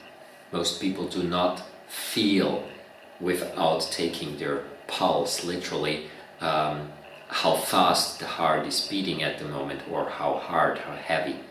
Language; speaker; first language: English; non-native, fluent; German